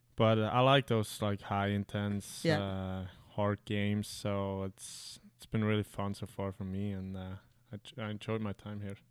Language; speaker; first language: English; non-native, fluent; German